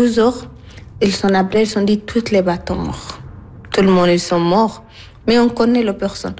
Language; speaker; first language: French; non-native, learner; Arabic